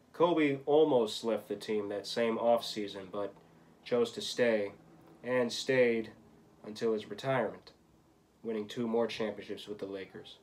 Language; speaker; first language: English; native; English